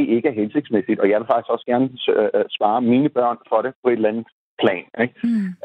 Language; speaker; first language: Danish; non-native, fluent; Urdu